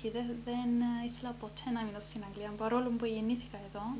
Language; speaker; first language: Greek; early bilingual, heritage; Greek